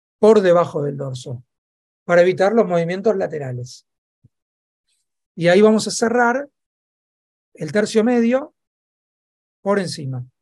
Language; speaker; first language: Spanish; native; Spanish